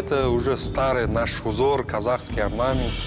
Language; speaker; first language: Russian; non-native, local second language; Kazakh